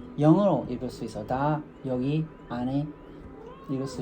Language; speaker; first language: Korean; non-native, learner; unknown